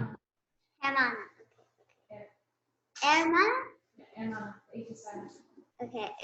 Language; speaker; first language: Spanish; non-native, learner; English